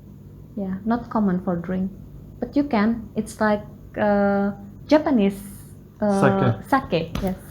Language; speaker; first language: English; non-native, learner; Balinese